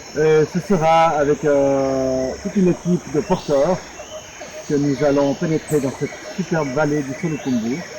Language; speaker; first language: French; native; French